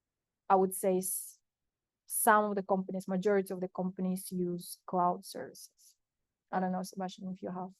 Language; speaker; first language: English; non-native, fluent; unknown